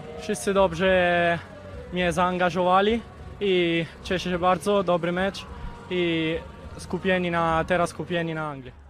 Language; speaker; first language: Polish; early bilingual, heritage; Polish